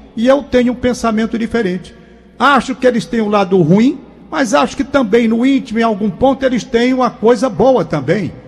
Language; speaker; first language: Portuguese; native; Portuguese